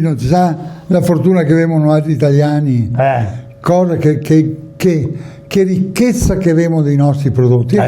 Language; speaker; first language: Italian; native; Italian